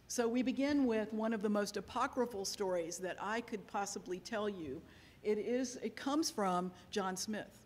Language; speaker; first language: English; native; English